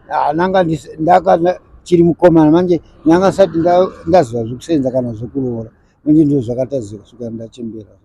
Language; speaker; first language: Shona; early bilingual, other home language; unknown